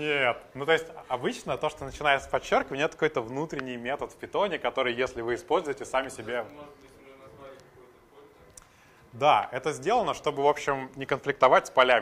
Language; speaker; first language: Russian; native; Russian